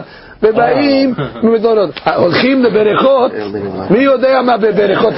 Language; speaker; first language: Hebrew; non-native, fluent; English